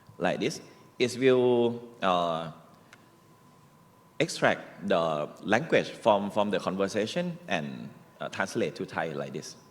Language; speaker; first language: English; non-native, learner; Thai